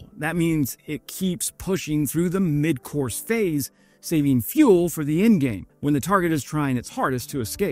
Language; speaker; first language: English; native; English